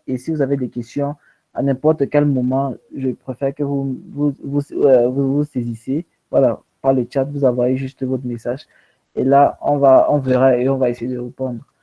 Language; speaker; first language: French; non-native, local second language; English